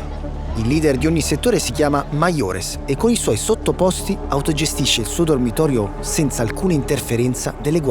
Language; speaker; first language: Italian; native; Italian